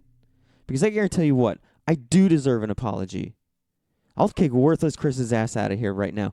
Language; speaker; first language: English; native; English